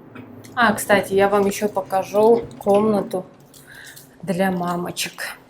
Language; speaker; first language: Russian; non-native, local second language; Kyrgyz